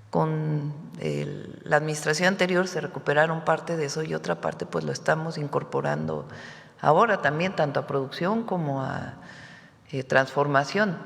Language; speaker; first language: Spanish; native; Spanish